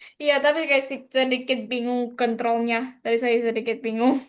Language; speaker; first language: Indonesian; non-native, learner; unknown